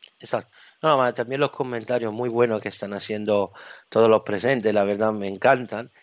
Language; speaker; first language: Spanish; non-native, fluent; Italian